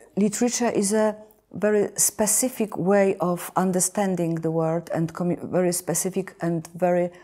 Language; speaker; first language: English; non-native, fluent; Polish